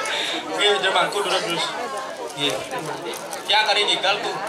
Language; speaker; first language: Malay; non-native, local second language; Balinese